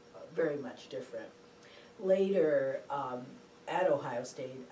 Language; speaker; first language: English; native; English